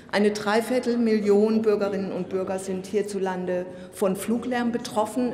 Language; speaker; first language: German; native; German